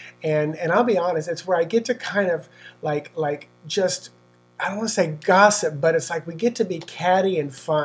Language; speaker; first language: English; native; English